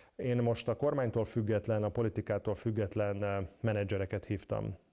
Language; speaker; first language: Hungarian; native; Hungarian